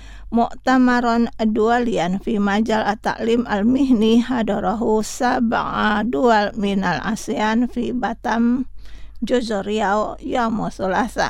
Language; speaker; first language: Arabic; non-native, fluent; Indonesian